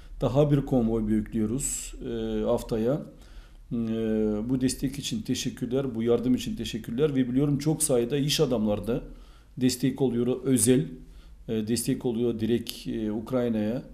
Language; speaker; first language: Turkish; non-native, fluent; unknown